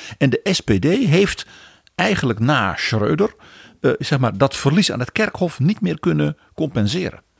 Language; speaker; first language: Dutch; native; Dutch